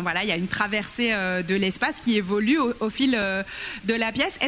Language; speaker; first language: French; native; French